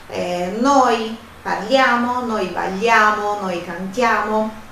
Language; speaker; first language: Italian; non-native, fluent; Portuguese